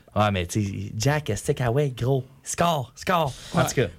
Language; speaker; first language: French; native; French